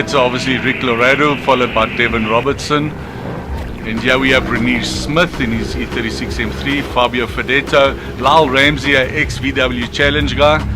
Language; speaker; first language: English; native; English